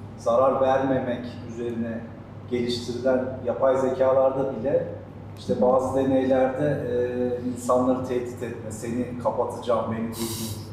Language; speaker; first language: Turkish; native; Turkish